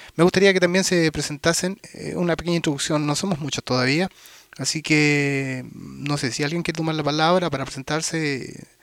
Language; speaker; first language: Spanish; native; Spanish